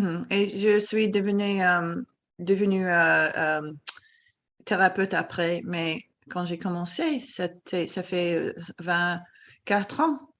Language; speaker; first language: French; non-native, fluent; English